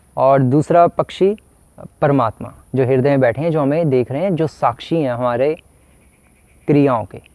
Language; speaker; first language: Hindi; native; Hindi